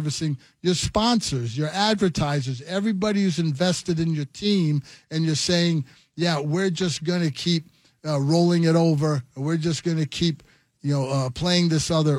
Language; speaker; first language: English; native; English